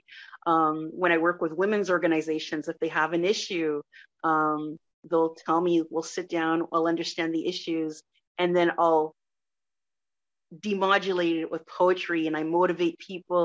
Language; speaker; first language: English; non-native, fluent; French